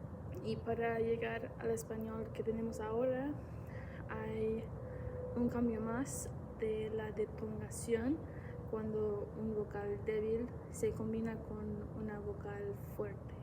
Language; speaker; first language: Spanish; non-native, fluent; English